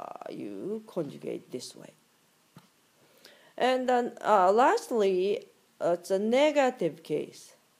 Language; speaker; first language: English; non-native, fluent; Japanese